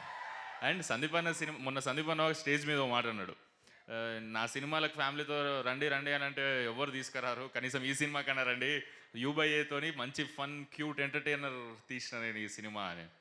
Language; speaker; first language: Telugu; native; Telugu